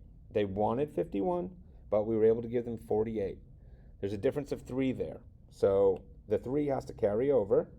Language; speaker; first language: English; native; English